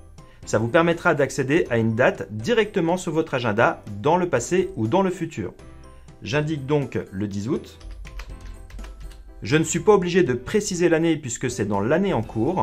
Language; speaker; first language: French; native; French